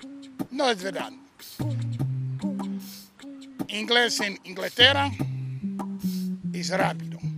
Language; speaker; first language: Spanish; non-native, learner; English